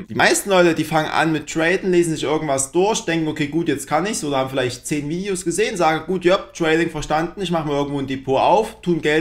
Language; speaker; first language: German; native; German